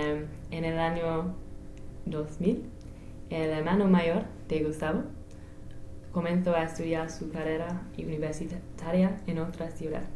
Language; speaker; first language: Spanish; non-native, learner; English